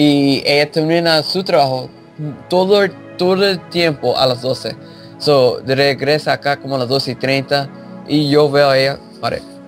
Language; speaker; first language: Spanish; early bilingual, heritage; English